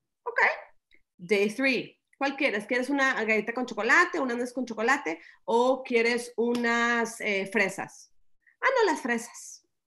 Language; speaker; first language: Spanish; early bilingual, other home language; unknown